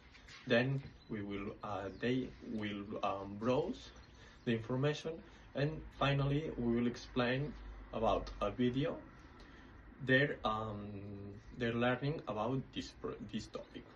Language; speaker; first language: English; non-native, learner; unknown